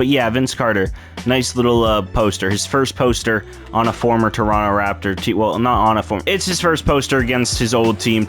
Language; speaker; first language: English; native; English